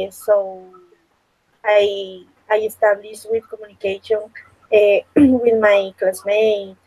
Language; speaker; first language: English; non-native, learner; Spanish